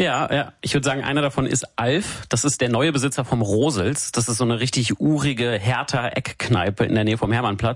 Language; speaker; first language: German; native; German